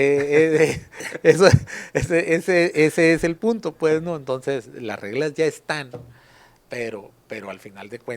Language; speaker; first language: Spanish; native; Spanish